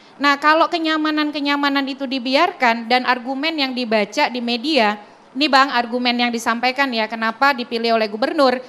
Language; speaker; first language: Indonesian; native; Indonesian